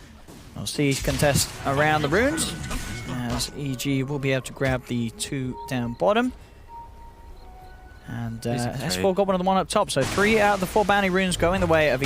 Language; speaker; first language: English; native; English